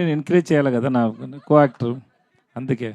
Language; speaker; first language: Telugu; non-native, learner; Tamil